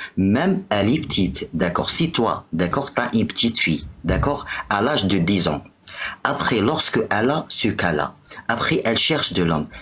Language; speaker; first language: French; non-native, local second language; Arabic